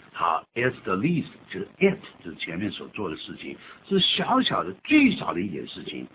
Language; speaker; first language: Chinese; native; Chinese